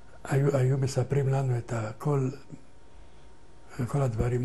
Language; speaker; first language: Hebrew; non-native, fluent; Ladino